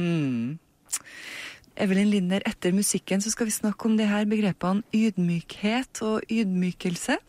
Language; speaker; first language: Norwegian; native; Norwegian